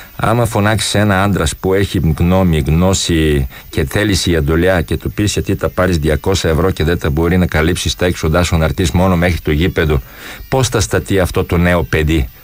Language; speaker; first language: Greek; non-native, fluent; Polish